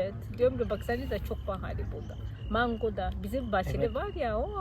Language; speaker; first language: Turkish; non-native, fluent; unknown